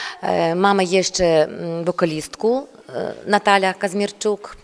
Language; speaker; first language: Polish; non-native, learner; Ukrainian